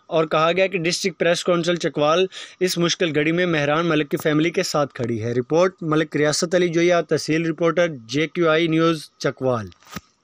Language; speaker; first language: Urdu; non-native, local second language; Punjabi